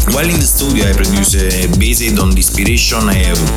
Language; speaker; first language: English; non-native, fluent; Italian